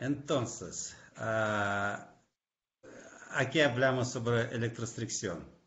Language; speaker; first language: Spanish; non-native, fluent; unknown